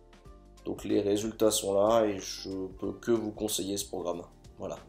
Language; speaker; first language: French; native; French